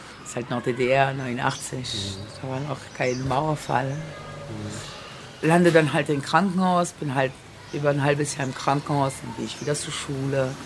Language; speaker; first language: German; early bilingual, other home language; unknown